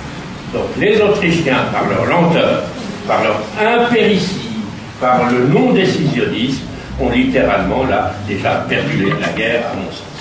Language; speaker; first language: French; native; French